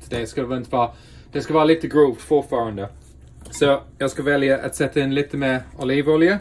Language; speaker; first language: Swedish; non-native, fluent; English